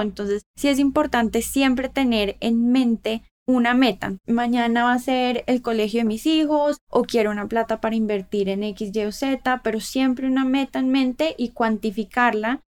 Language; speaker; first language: Spanish; native; Spanish